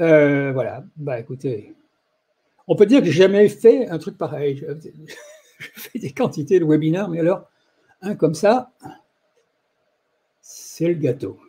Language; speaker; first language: French; native; French